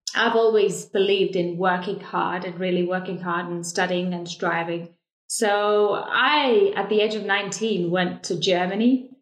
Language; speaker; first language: English; non-native, fluent; Estonian